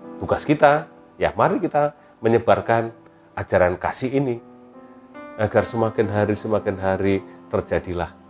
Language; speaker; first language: Indonesian; native; Indonesian